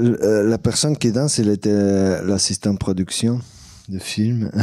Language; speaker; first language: French; non-native, fluent; Portuguese